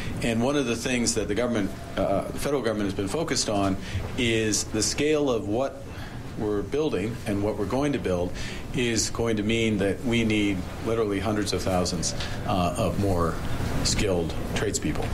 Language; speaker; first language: English; native; English